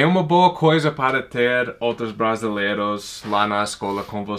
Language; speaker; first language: Portuguese; non-native, fluent; English